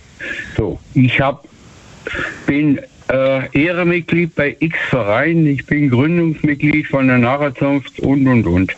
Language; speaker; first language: German; native; German